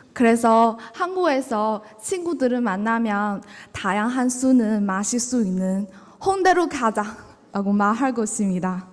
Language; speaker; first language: Korean; non-native, learner; Chinese